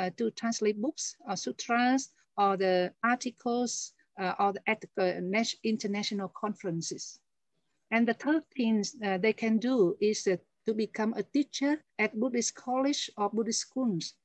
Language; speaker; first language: English; non-native, fluent; Vietnamese